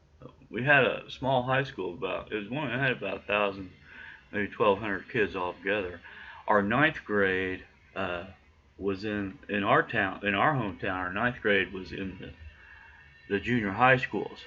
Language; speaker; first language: English; native; English